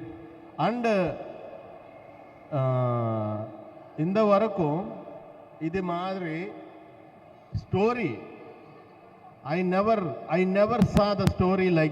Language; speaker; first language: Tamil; non-native, learner; Telugu